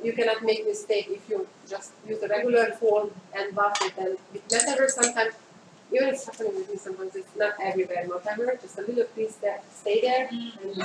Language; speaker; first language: English; non-native, fluent; Hungarian